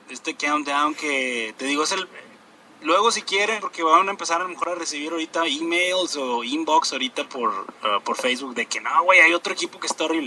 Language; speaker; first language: Spanish; native; Spanish